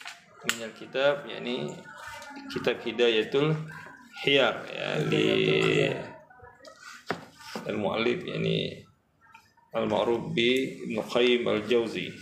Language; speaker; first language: Arabic; non-native, fluent; Indonesian